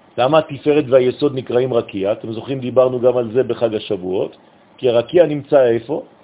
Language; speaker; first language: Hebrew; non-native, fluent; French